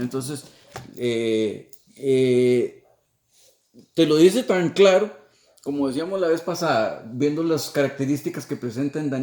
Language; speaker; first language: Spanish; native; Spanish